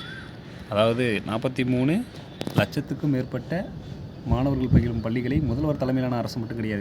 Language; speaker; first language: Tamil; native; Tamil